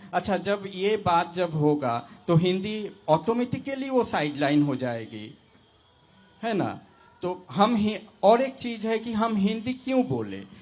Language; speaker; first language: Hindi; non-native, local second language; Assamese